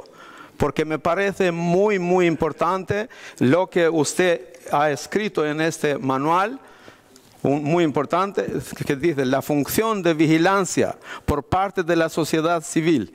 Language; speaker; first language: Spanish; non-native, fluent; Albanian